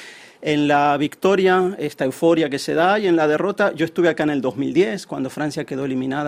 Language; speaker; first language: Spanish; native; Spanish